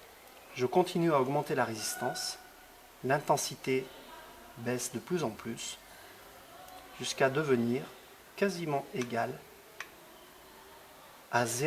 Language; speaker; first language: French; native; French